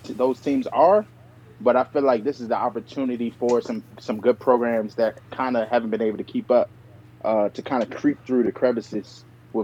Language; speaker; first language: English; native; English